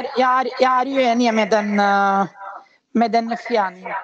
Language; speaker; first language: Norwegian; non-native, fluent; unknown